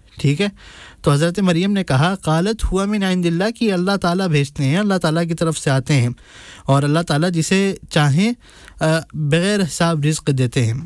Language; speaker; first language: Urdu; native; Urdu